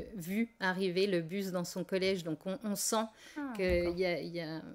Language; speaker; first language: French; native; French